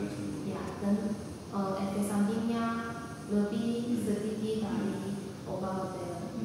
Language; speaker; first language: Indonesian; non-native, learner; Chinese